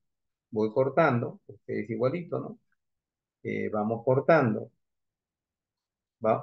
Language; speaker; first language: Spanish; native; Spanish